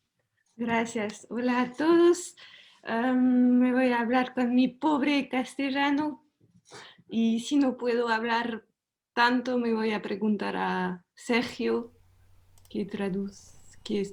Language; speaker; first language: Spanish; non-native, learner; French